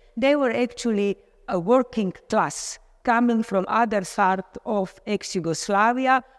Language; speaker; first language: English; non-native, fluent; Slovenian